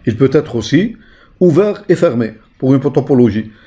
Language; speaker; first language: French; non-native, local second language; Arabic